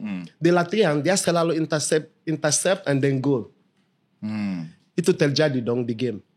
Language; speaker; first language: Indonesian; non-native, fluent; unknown